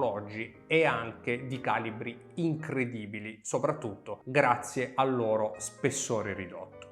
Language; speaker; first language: Italian; native; Italian